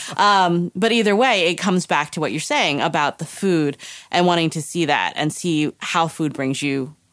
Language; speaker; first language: English; native; English